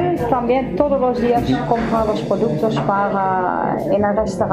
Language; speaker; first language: Spanish; non-native, learner; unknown